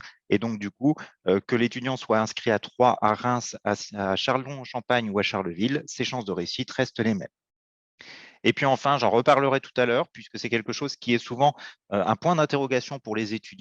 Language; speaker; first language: French; native; French